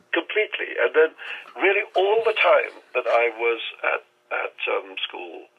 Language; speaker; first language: English; non-native, local second language; Urdu